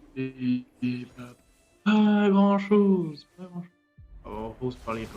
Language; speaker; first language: French; native; French